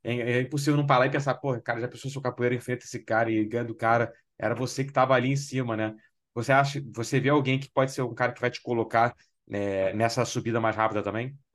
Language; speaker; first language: Portuguese; native; Portuguese